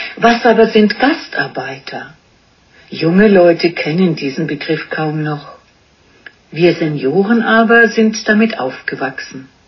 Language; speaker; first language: German; native; German